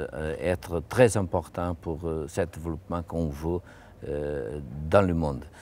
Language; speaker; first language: French; non-native, fluent; Portuguese